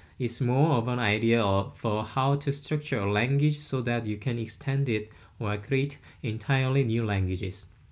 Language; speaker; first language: English; non-native, fluent; Korean